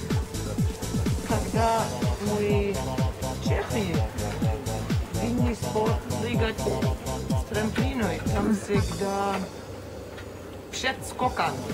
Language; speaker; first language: Russian; non-native, fluent; German